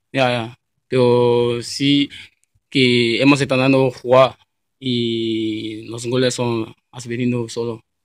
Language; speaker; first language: Spanish; non-native, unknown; French